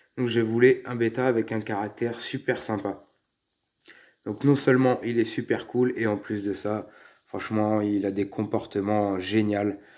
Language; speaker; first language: French; native; French